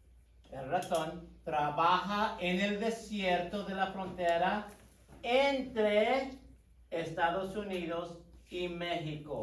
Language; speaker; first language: Spanish; non-native, fluent; English